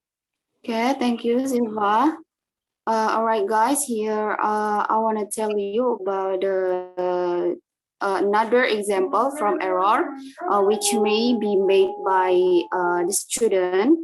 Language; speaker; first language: English; non-native, fluent; Indonesian